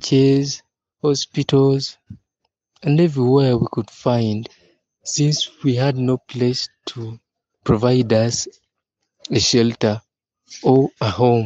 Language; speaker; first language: English; non-native, local second language; Ganda